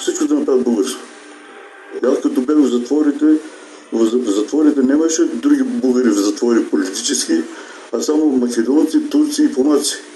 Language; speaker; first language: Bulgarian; non-native, local second language; Macedonian